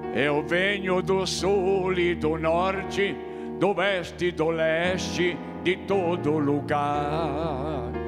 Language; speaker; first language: Portuguese; non-native, fluent; Italian